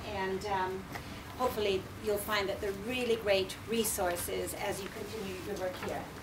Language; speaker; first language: English; native; English